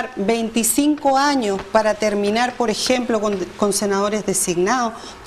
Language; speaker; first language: Spanish; native; Spanish